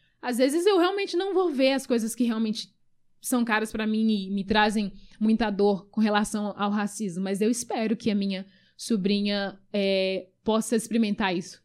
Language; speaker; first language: Portuguese; early bilingual, other home language; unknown